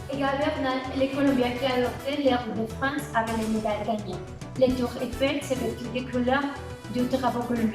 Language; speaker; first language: French; non-native, learner; Spanish